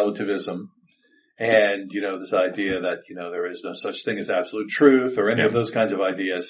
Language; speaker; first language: English; native; English